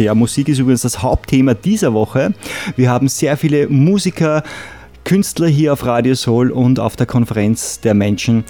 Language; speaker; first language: German; native; German